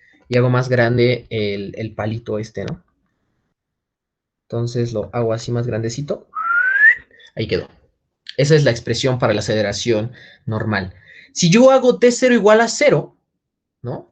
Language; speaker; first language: Spanish; native; Spanish